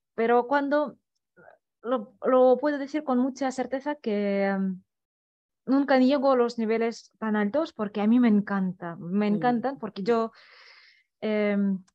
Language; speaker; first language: Spanish; non-native, fluent; Russian